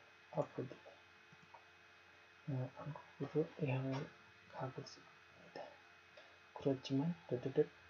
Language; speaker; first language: Korean; non-native, learner; Nepali